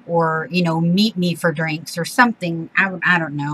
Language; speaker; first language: English; native; English